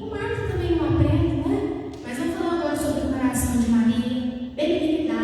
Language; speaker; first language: Portuguese; native; Portuguese